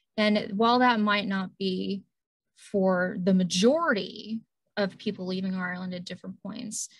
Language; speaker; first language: English; native; English